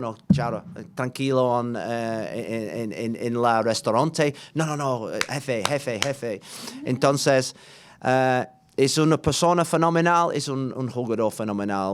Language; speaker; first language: Spanish; non-native, learner; English